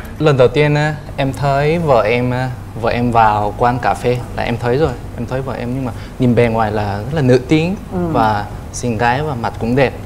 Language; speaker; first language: Vietnamese; non-native, fluent; Korean